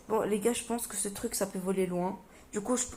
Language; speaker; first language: French; native; French